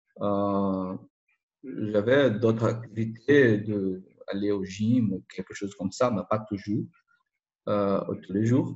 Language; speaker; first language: French; non-native, learner; Portuguese